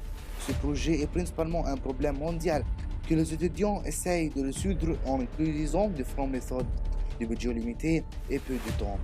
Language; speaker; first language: French; non-native, learner; Arabic